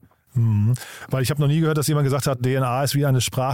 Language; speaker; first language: German; native; German